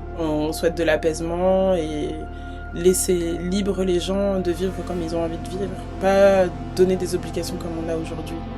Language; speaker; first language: French; native; French